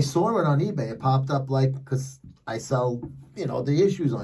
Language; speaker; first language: English; native; English